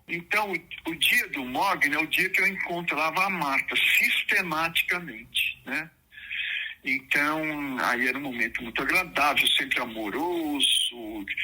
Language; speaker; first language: Portuguese; native; Portuguese